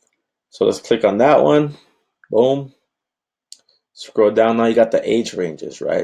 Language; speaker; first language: English; native; English